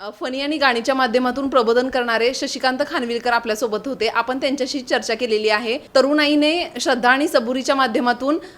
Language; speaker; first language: Marathi; native; Marathi